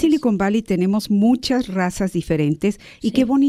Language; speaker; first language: Spanish; native; Spanish